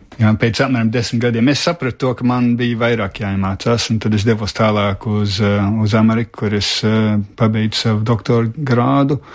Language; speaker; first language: Latvian; early bilingual, heritage; Latvian